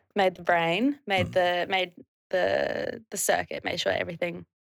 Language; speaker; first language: English; native; English